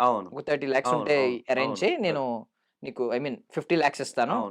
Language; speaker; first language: Telugu; native; Telugu